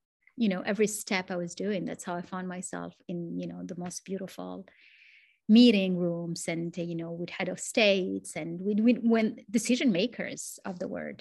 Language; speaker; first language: English; non-native, fluent; Arabic